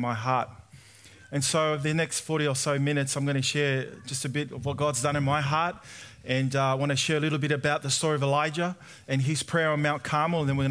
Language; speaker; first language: English; native; English